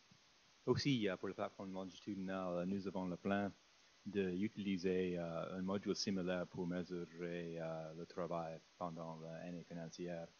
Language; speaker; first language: French; non-native, fluent; English